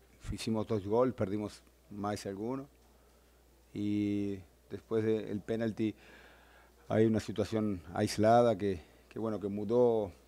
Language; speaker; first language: Portuguese; non-native, learner; Spanish